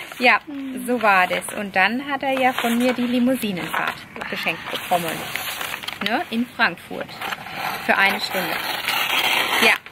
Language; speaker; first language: German; non-native, fluent; Italian